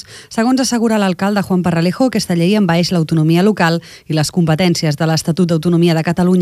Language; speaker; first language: Catalan; native; Catalan